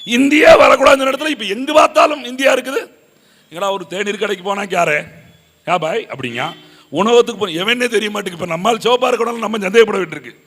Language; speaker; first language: Tamil; native; Tamil